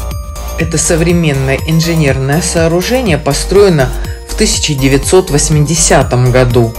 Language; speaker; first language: Russian; native; Russian